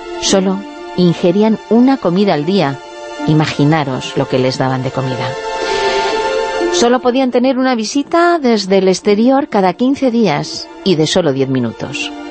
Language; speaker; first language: Spanish; native; Spanish